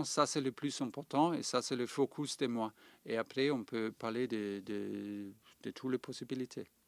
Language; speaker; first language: French; non-native, fluent; German